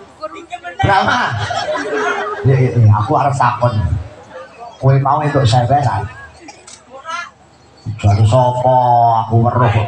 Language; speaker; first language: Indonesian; non-native, local second language; Javanese